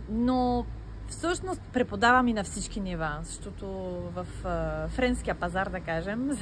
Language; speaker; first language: Bulgarian; non-native, fluent; French